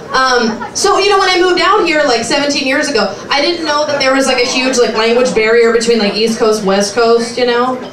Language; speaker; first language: English; native; English